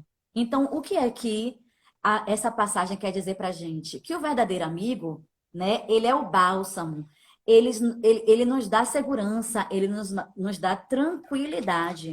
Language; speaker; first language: Portuguese; native; Portuguese